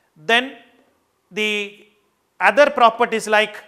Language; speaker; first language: English; non-native, local second language; Kannada